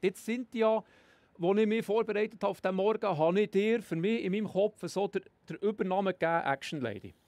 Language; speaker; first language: German; native; German